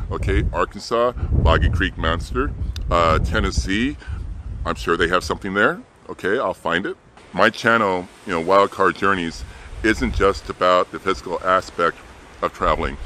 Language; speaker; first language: English; native; English